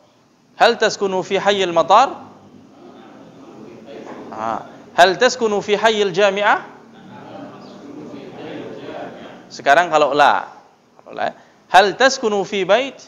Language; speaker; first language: Arabic; non-native, fluent; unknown